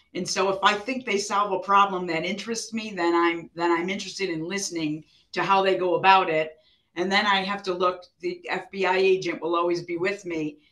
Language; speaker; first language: English; native; English